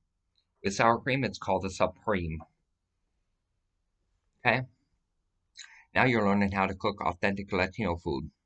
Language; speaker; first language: English; native; English